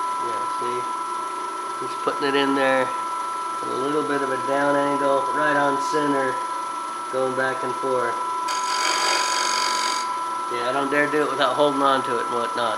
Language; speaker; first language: English; native; English